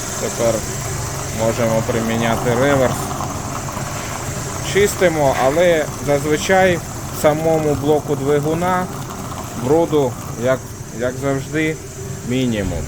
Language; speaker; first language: Ukrainian; native; Ukrainian